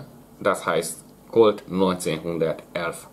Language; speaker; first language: German; non-native, learner; Hungarian